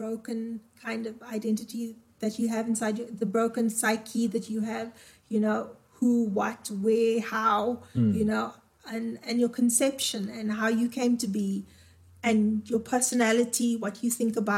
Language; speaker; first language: English; native; English